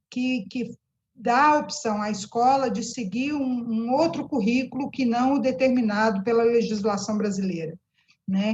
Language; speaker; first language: Portuguese; native; Portuguese